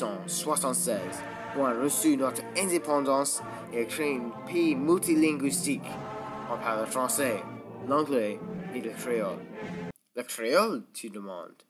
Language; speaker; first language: French; non-native, learner; English